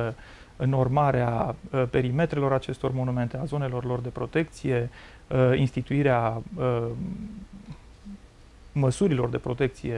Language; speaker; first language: Romanian; native; Romanian